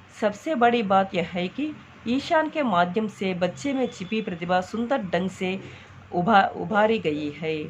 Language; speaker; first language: Hindi; non-native, local second language; Telugu